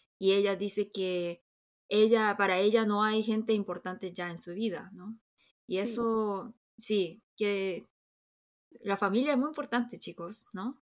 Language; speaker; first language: Spanish; early bilingual, other home language; Korean